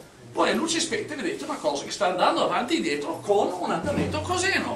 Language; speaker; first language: Italian; native; Italian